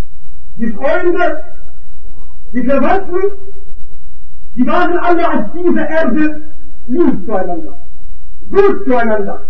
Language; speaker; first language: German; non-native, fluent; Arabic